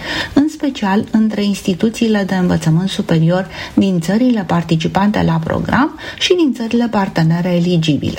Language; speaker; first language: Romanian; native; Romanian